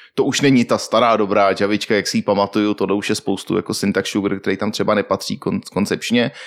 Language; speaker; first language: Czech; native; Czech